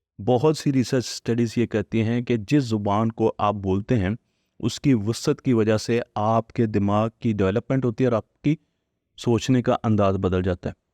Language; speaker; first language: Urdu; non-native, local second language; Punjabi